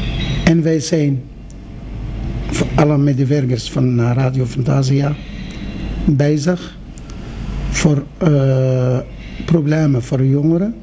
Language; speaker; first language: Dutch; non-native, fluent; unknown